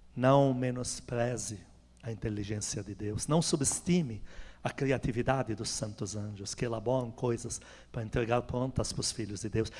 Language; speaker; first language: Portuguese; non-native, fluent; Arabic